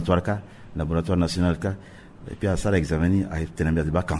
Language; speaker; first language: French; non-native, local second language; Sango